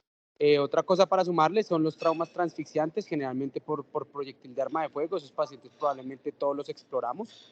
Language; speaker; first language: Spanish; native; Spanish